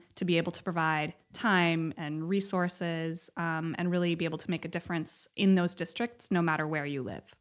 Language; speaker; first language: English; native; English